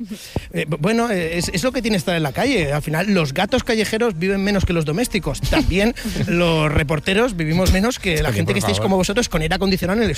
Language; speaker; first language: Spanish; native; Spanish